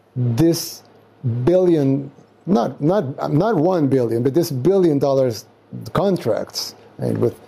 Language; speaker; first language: English; non-native, fluent; Spanish